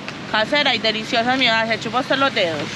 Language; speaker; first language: Spanish; native; Spanish